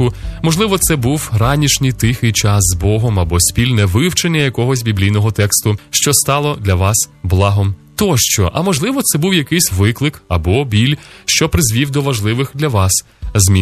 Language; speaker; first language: Ukrainian; native; Ukrainian